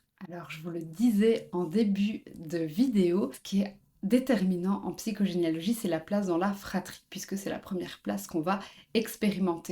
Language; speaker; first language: French; native; French